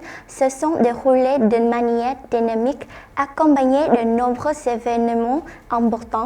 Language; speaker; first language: French; non-native, fluent; Vietnamese